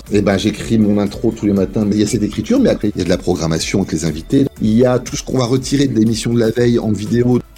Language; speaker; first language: French; native; French